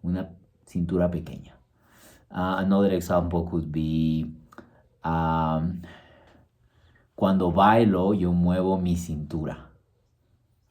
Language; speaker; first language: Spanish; early bilingual, heritage; Spanish